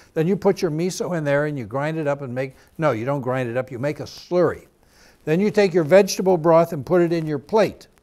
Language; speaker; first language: English; native; English